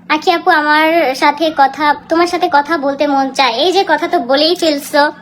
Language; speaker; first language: Bangla; native; Bangla